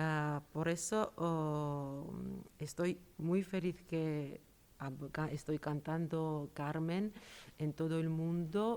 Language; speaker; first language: Spanish; non-native, fluent; Georgian